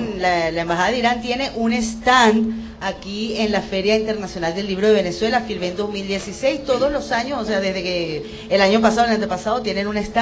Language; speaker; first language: Spanish; native; Spanish